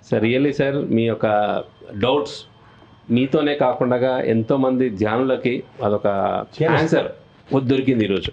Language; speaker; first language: Telugu; native; Telugu